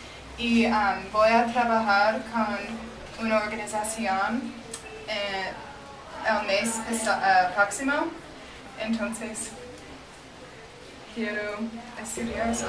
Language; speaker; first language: Spanish; non-native, learner; English